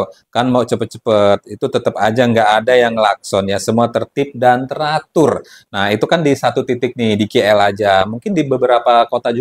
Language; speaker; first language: Indonesian; native; Indonesian